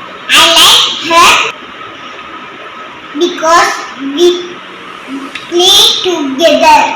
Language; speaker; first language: English; non-native, local second language; Tamil